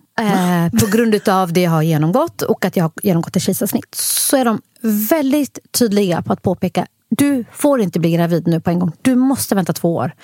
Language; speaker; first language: Swedish; early bilingual, other home language; Somali